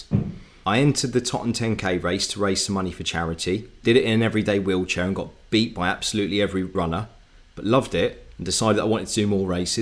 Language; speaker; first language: English; native; English